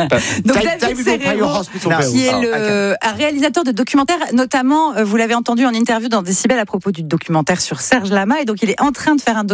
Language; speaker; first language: French; native; French